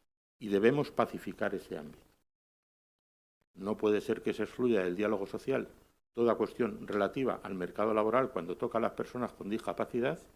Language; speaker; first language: Spanish; native; Spanish